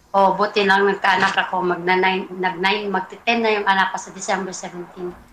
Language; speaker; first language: Filipino; non-native, local second language; Hiligaynon